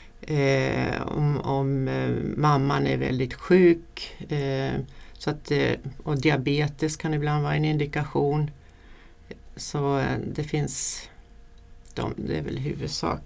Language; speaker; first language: Swedish; native; Swedish